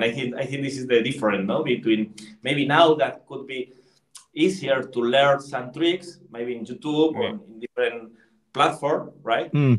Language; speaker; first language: English; non-native, learner; Spanish